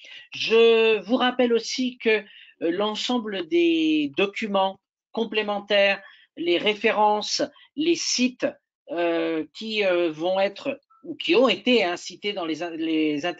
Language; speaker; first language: French; native; French